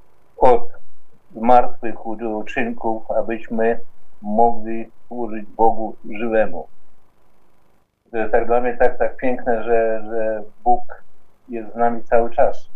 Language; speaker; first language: Polish; non-native, fluent; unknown